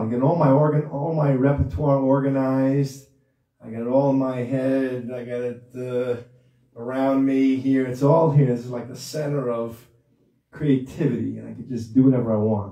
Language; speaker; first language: English; native; English